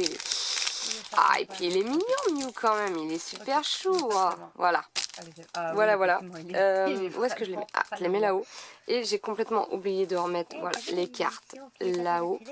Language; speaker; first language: French; native; French